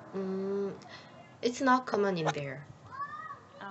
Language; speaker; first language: English; non-native, learner; Korean